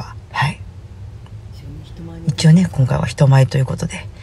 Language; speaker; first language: Japanese; native; Japanese